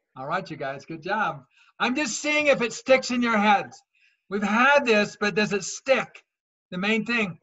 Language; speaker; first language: English; native; English